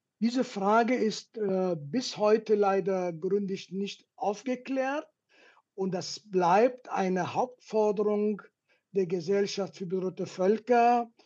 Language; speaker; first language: German; non-native, fluent; Kurdish